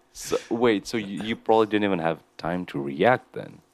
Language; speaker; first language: English; non-native, local second language; Nepali